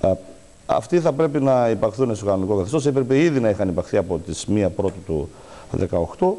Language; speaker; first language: Greek; native; Greek